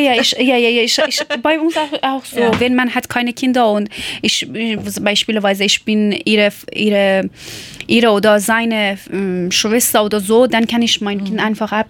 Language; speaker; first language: German; non-native, learner; Persian